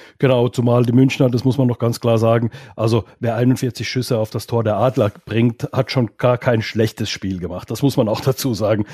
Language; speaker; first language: German; non-native, fluent; Finnish